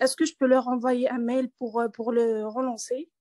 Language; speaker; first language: French; non-native, learner; Arabic